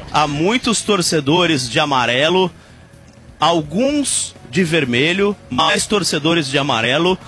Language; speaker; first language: Portuguese; native; Portuguese